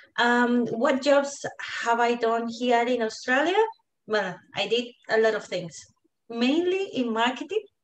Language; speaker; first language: English; non-native, fluent; Spanish